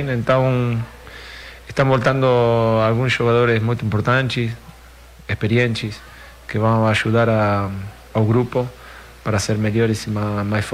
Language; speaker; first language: Portuguese; non-native, fluent; Spanish